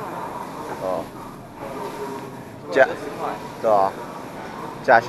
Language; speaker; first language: Chinese; native; Chinese